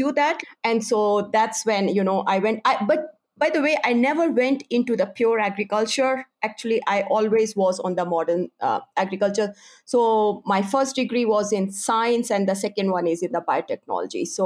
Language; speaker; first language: English; non-native, local second language; Hindi